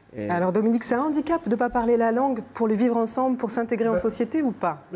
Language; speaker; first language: French; native; French